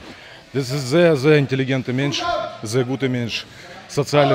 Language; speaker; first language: German; non-native, learner; Russian